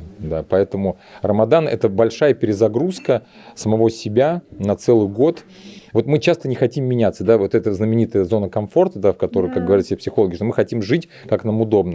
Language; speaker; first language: Russian; native; Russian